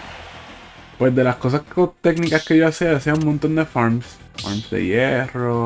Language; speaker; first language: Spanish; native; Spanish